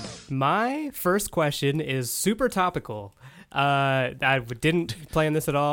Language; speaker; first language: English; native; English